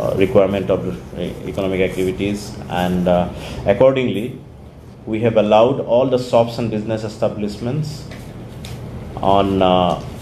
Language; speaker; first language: English; non-native, local second language; Assamese